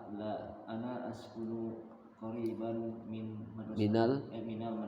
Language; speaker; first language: Arabic; non-native, learner; Indonesian